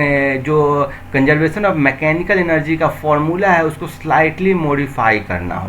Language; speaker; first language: Hindi; native; Hindi